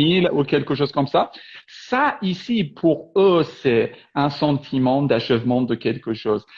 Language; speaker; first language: French; non-native, fluent; Persian